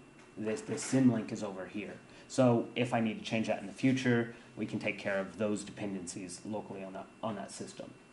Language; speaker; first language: English; native; English